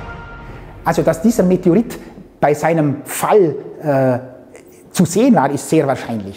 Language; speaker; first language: German; native; German